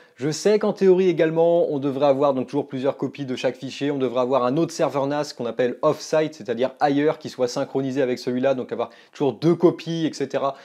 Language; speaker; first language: French; native; French